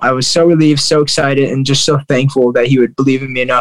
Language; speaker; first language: English; native; English